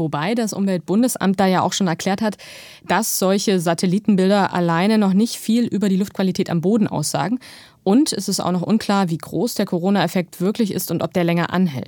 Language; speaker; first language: German; native; German